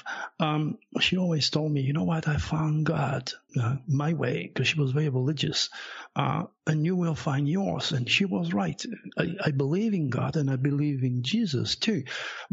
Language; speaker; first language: English; non-native, fluent; French